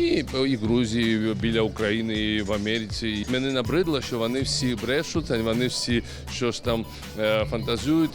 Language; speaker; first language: Ukrainian; non-native, learner; Georgian